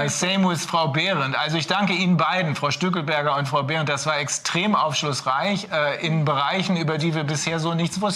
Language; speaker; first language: German; native; German